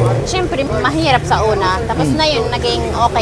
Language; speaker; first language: Filipino; early bilingual, heritage; Arabic